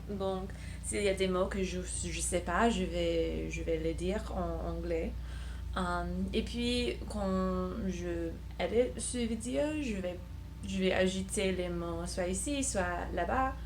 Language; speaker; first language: French; non-native, learner; English